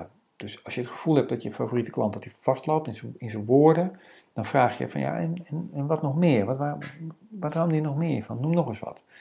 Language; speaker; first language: Dutch; native; Dutch